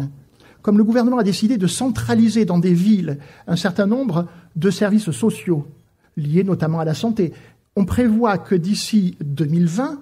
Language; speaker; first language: French; native; French